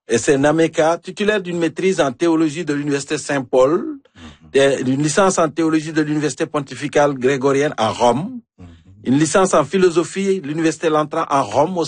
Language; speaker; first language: French; native; French